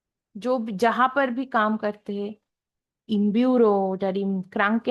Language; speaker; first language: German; non-native, fluent; Hindi